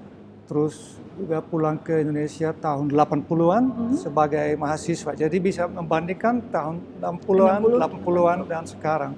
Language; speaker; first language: Indonesian; early bilingual, heritage; Dutch